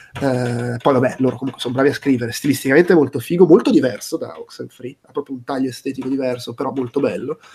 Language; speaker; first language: Italian; native; Italian